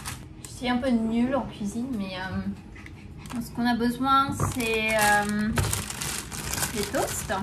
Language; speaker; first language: French; non-native, fluent; Korean